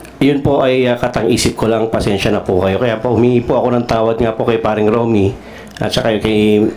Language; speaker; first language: Filipino; non-native, local second language; Cebuano